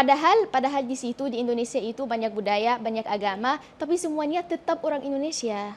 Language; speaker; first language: Indonesian; non-native, fluent; Arabic